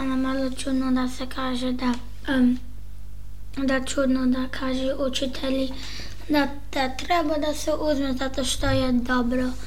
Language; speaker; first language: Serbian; early bilingual, heritage; Serbian